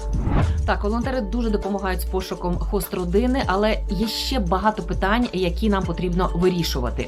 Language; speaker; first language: Ukrainian; native; Ukrainian